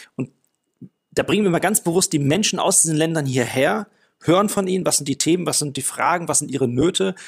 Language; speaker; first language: German; non-native, fluent; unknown